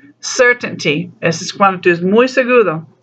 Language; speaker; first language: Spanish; non-native, learner; English